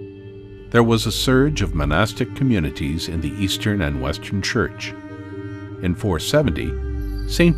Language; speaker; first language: English; native; English